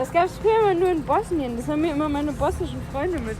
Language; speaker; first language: German; native; German